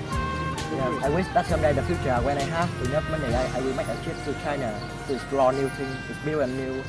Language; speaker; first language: English; non-native, learner; Vietnamese